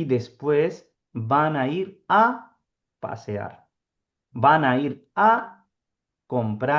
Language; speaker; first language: Spanish; non-native, fluent; Urdu